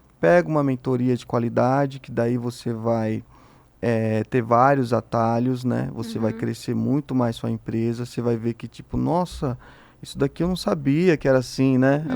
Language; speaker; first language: Portuguese; native; Portuguese